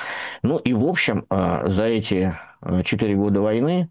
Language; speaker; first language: Russian; native; Russian